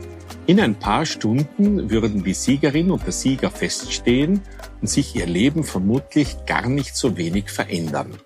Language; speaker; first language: German; native; German